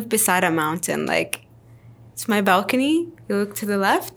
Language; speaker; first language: English; non-native, fluent; Arabic